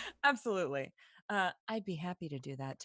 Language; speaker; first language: English; native; English